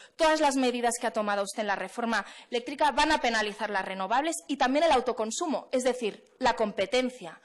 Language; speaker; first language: Spanish; non-native, local second language; Catalan